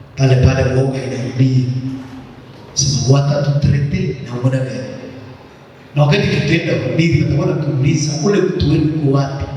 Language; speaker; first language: Swahili; native; Swahili